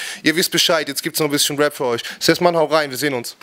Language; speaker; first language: German; native; German